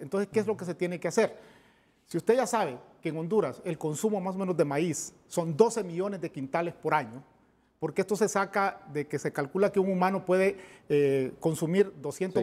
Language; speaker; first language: Spanish; native; Spanish